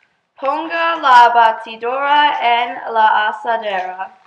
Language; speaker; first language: Spanish; non-native, learner; English